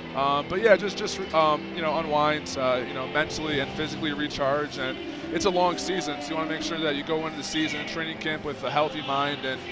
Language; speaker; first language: English; native; English